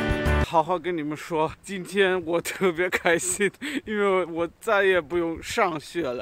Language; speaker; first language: Chinese; non-native, fluent; German